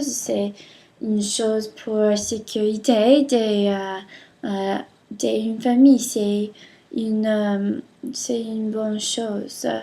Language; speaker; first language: French; non-native, learner; English